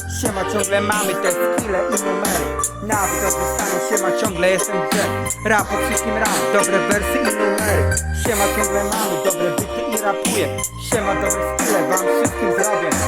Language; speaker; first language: Polish; native; Polish